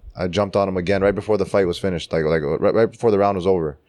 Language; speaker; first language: English; early bilingual, other home language; Czech